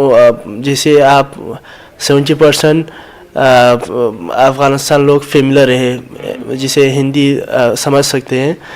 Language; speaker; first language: Hindi; non-native, fluent; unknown